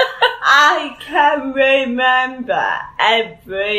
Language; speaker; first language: English; native; English